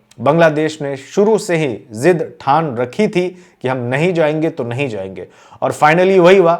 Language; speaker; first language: Hindi; native; Hindi